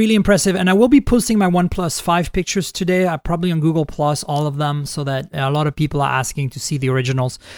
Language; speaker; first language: English; non-native, fluent; French